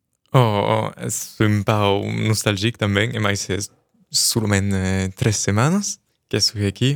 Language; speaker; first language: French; early bilingual, other home language; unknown